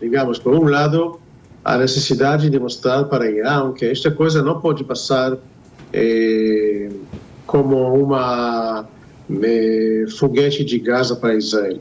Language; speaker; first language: Portuguese; non-native, fluent; Hebrew